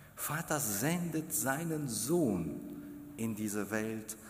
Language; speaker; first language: German; non-native, fluent; Russian